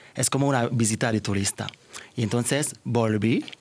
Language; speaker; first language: Spanish; non-native, learner; Haitian Creole